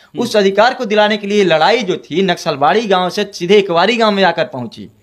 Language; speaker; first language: Hindi; native; Hindi